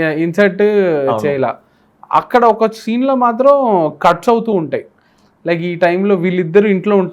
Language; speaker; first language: Telugu; native; Telugu